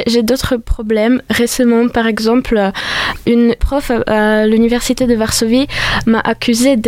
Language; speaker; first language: French; non-native, fluent; Polish